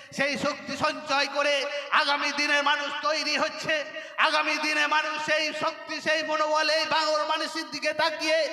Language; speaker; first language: Bangla; non-native, local second language; Santali